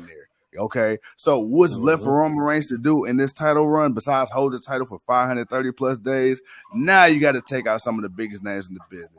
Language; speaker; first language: English; native; English